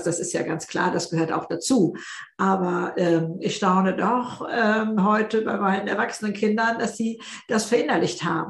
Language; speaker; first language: German; native; German